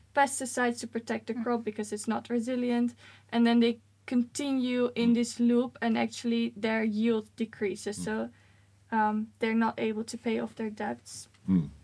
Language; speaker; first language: English; non-native, fluent; Dutch